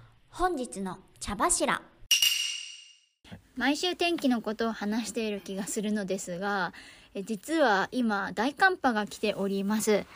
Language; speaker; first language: Japanese; native; Japanese